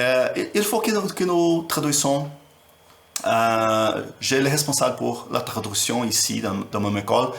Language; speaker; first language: French; non-native, learner; Portuguese